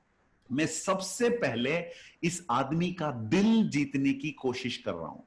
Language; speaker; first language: Hindi; native; Hindi